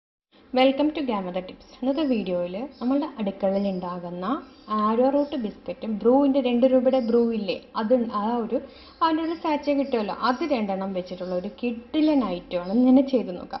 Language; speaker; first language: Malayalam; native; Malayalam